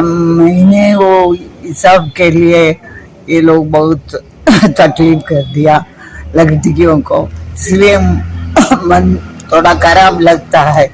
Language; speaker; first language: Hindi; non-native, local second language; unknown